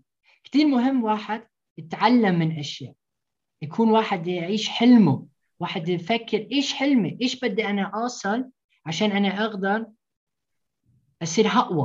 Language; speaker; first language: Arabic; early bilingual, heritage; Arabic